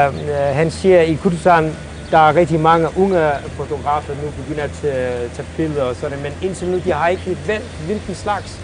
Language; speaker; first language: Danish; non-native, fluent; Central Kurdish